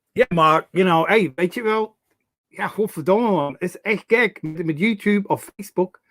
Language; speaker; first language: Dutch; non-native, learner; English